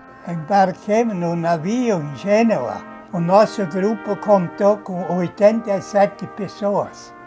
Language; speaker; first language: Portuguese; non-native, fluent; German